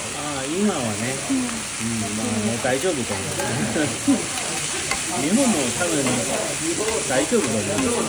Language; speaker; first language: Japanese; non-native, learner; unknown